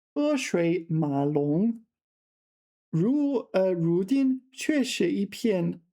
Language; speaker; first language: Chinese; non-native, fluent; English